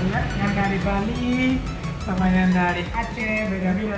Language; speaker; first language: Indonesian; non-native, learner; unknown